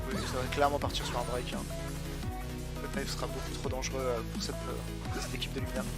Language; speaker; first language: French; native; French